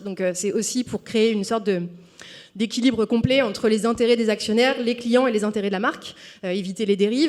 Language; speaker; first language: French; native; French